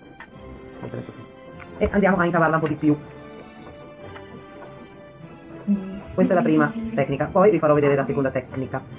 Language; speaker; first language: Italian; native; Italian